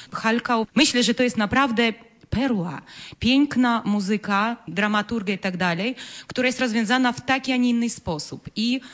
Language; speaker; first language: Polish; non-native, fluent; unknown